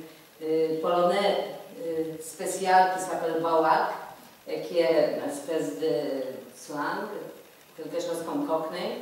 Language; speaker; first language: French; non-native, fluent; Polish